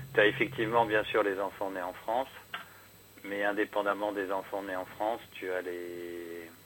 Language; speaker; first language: French; native; French